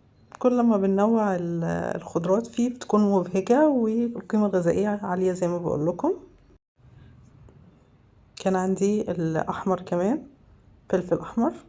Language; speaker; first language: Arabic; native; Arabic